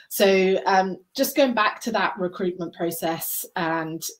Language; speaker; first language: English; native; English